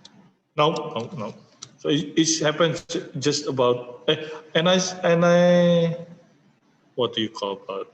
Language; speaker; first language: English; non-native, learner; Indonesian